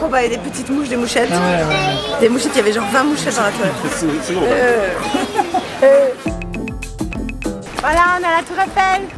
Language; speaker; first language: French; native; French